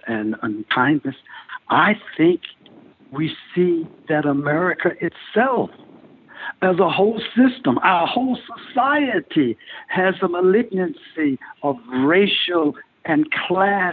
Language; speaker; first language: English; native; English